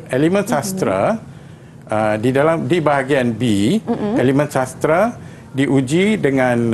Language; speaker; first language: Malay; non-native, local second language; Punjabi